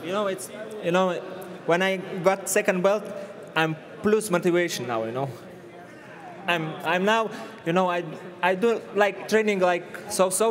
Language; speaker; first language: English; non-native, learner; Russian